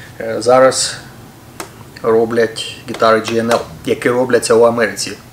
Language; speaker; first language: Ukrainian; non-native, local second language; Russian